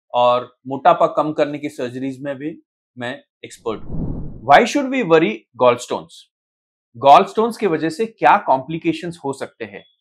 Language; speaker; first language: Hindi; non-native, local second language; Marathi